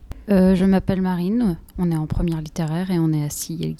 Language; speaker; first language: French; native; French